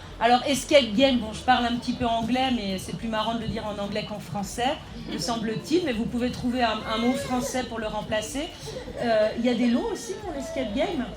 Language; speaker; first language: French; native; French